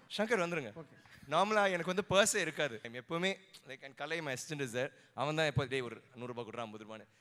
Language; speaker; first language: Tamil; native; Tamil